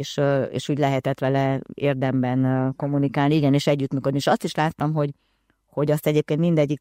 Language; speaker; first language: Hungarian; native; Hungarian